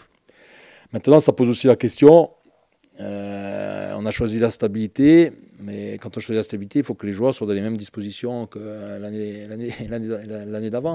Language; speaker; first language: French; native; French